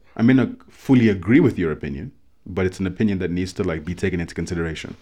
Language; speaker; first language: English; native; English